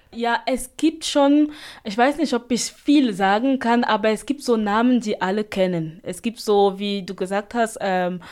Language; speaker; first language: German; non-native, fluent; Basaa